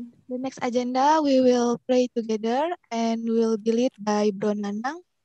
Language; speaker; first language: English; non-native, fluent; Indonesian